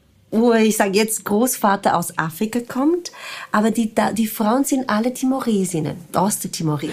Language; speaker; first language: German; non-native, fluent; Portuguese